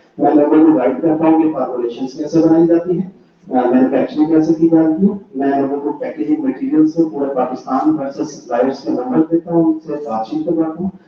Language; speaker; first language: Urdu; non-native, local second language; Punjabi